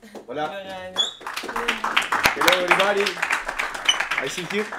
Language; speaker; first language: English; non-native, learner; Spanish